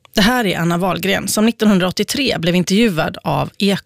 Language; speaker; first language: Swedish; native; Swedish